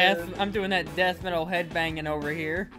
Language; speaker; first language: English; native; English